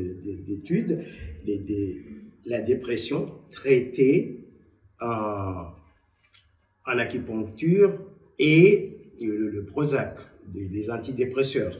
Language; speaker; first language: French; non-native, local second language; Malagasy